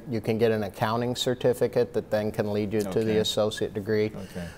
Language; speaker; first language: English; native; English